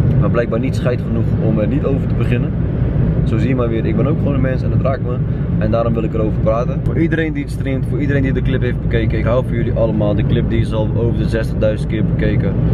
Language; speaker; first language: Dutch; early bilingual, other home language; Turkish